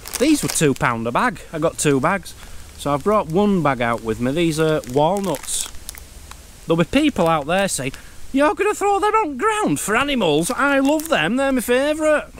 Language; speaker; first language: English; native; English